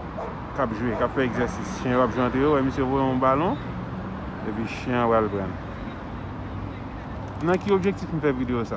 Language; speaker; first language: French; non-native, local second language; Haitian Creole